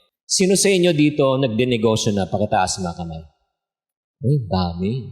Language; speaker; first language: Filipino; native; Filipino